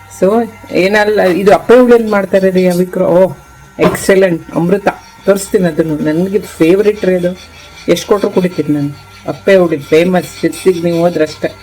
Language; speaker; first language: Kannada; native; Kannada